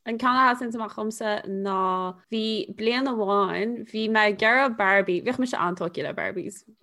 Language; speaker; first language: Irish; non-native, local second language; English